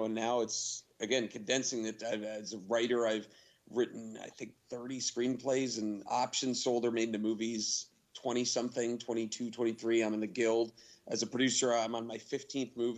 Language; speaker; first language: English; native; English